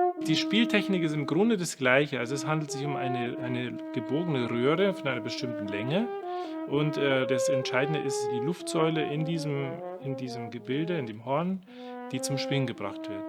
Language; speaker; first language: German; native; German